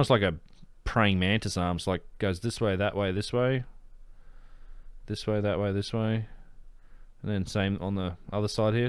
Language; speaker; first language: English; native; English